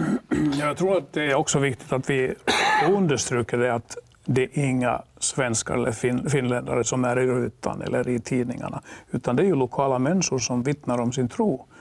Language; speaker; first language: Swedish; non-native, local second language; Finnish